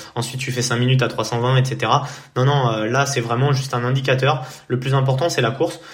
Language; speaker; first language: French; native; French